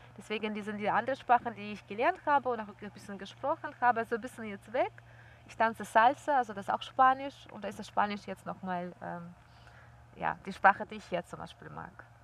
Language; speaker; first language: German; non-native, fluent; Russian